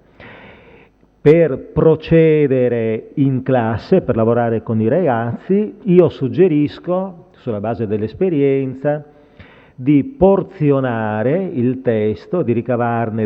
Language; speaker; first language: Italian; native; Italian